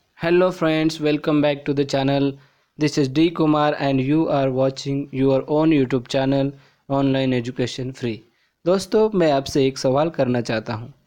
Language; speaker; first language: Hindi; non-native, local second language; Marathi